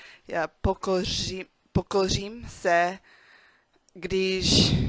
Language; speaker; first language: Czech; non-native, learner; English